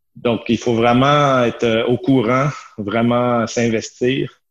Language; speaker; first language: French; native; French